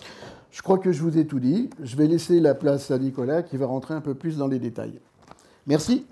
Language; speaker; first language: French; native; French